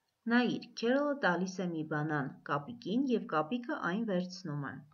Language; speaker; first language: Armenian; native; Armenian